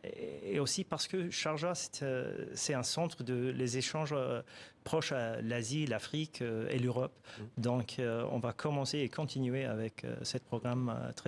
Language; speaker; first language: French; non-native, fluent; Arabic